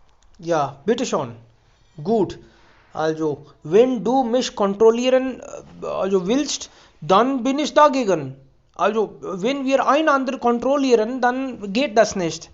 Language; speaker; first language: German; non-native, fluent; Hindi